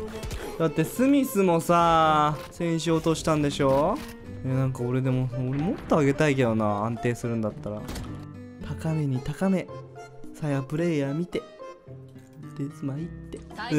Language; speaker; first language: Japanese; native; Japanese